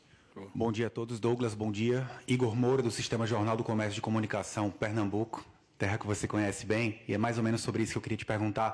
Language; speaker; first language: Portuguese; native; Portuguese